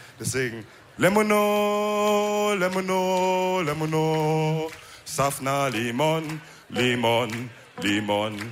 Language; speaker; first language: German; early bilingual, other home language; Wolof